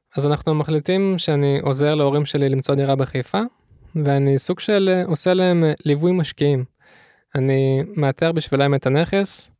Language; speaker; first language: Hebrew; early bilingual, other home language; Russian